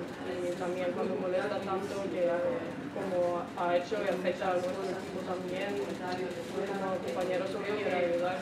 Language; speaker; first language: Spanish; non-native, learner; Norwegian